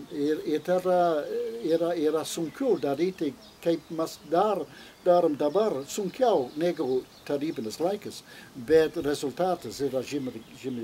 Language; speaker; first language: Lithuanian; non-native, learner; English